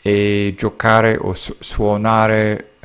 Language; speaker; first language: Italian; non-native, learner; English